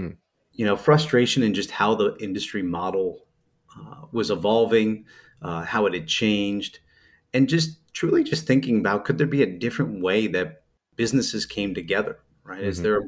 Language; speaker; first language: English; native; English